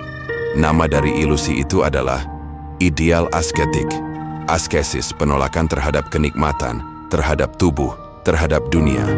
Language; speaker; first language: Indonesian; native; Indonesian